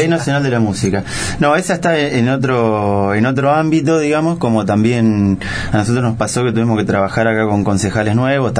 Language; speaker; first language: Spanish; native; Spanish